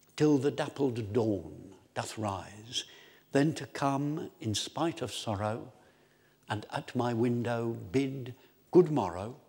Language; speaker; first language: English; native; English